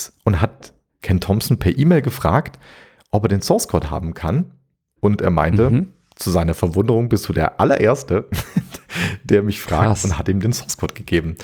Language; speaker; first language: German; native; German